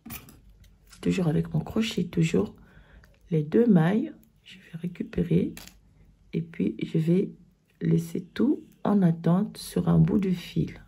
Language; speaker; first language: French; native; French